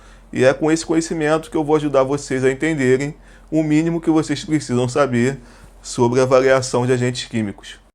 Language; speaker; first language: Portuguese; native; Portuguese